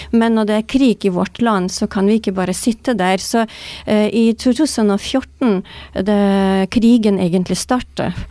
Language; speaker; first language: Norwegian; non-native, fluent; Ukrainian